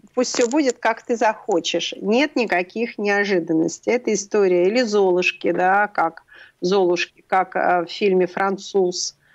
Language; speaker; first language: Russian; native; Russian